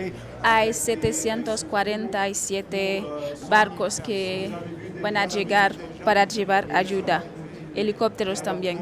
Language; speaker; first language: Spanish; non-native, fluent; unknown